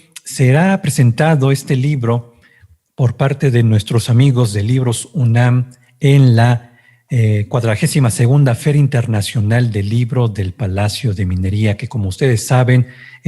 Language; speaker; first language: Spanish; native; Spanish